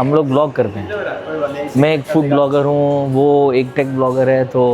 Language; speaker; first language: Hindi; non-native, local second language; Malayalam